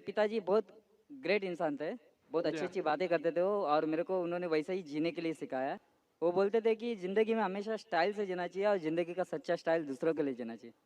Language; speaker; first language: Hindi; non-native, local second language; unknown